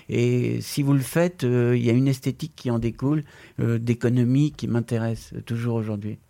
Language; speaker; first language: French; non-native, fluent; Spanish